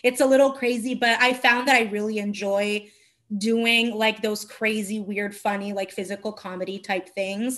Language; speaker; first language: English; non-native, fluent; Italian